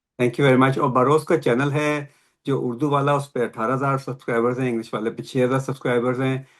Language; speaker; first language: Urdu; native; Urdu